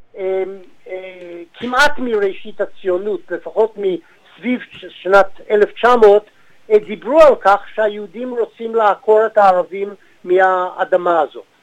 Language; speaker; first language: Hebrew; native; Hebrew